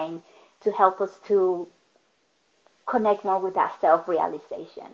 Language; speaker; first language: English; non-native, fluent; Spanish